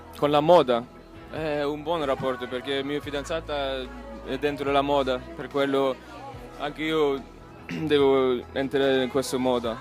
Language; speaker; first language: Italian; non-native, learner; German